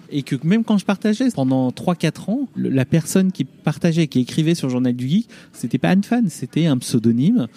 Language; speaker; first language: French; early bilingual, other home language; Vietnamese